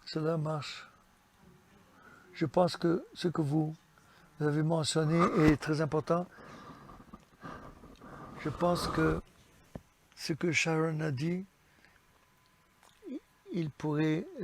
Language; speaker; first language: French; non-native, fluent; English